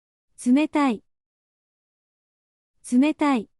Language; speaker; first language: Japanese; native; Japanese